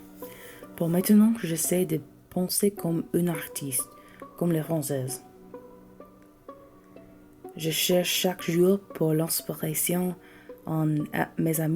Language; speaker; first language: French; non-native, learner; English